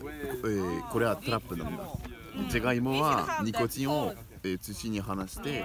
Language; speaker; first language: Japanese; non-native, fluent; French